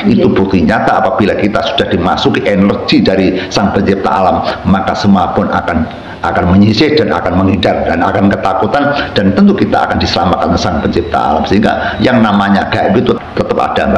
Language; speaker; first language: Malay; non-native, local second language; Javanese